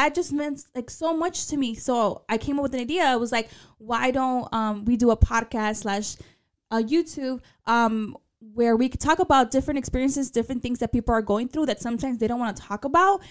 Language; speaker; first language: English; early bilingual, other home language; Spanish